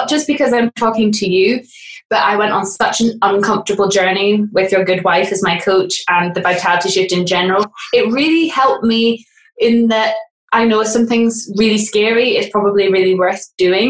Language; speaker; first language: English; native; English